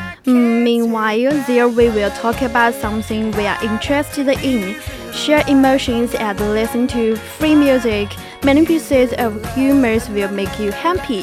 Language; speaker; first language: English; non-native, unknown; Chinese